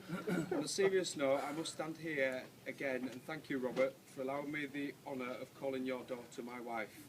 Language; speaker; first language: English; native; English